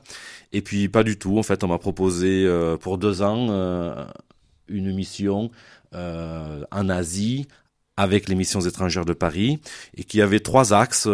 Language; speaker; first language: French; native; French